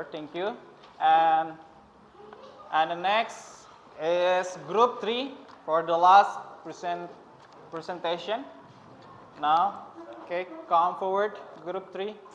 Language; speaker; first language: English; non-native, learner; Indonesian